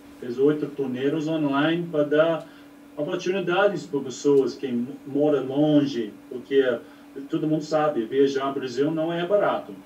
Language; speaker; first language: Portuguese; non-native, learner; English